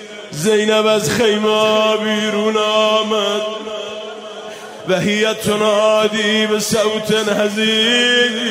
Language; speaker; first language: Persian; native; Persian